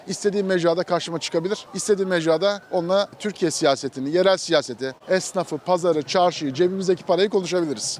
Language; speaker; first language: Turkish; native; Turkish